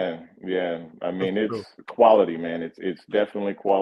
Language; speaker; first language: English; native; English